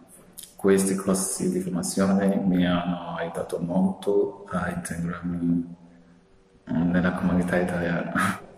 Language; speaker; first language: Italian; non-native, fluent; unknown